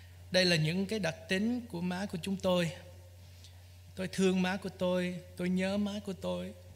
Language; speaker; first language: Vietnamese; early bilingual, heritage; Vietnamese